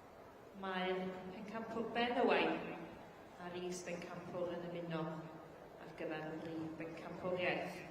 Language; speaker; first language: Welsh; native; Welsh